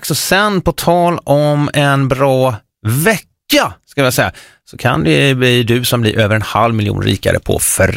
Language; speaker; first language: Swedish; native; Swedish